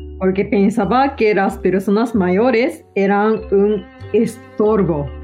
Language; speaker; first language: Spanish; non-native, fluent; Japanese